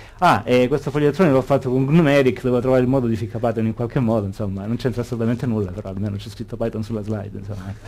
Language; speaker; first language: Italian; native; Italian